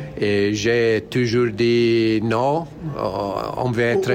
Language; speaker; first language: French; non-native, learner; Italian